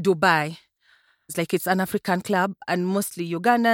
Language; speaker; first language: English; non-native, local second language; Ganda